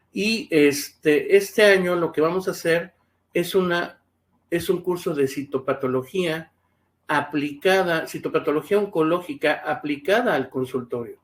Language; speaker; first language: Spanish; native; Spanish